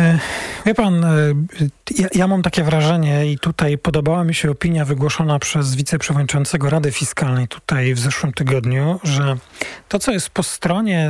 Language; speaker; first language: Polish; native; Polish